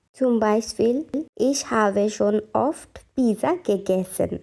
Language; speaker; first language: German; non-native, fluent; Bangla